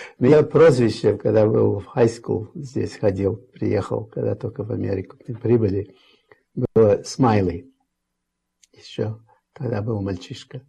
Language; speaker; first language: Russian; early bilingual, heritage; Russian